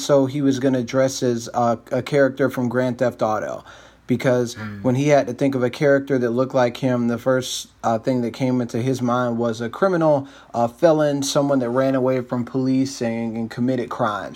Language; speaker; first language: English; native; English